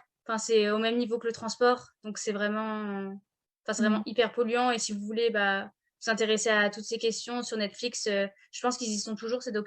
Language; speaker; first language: French; native; French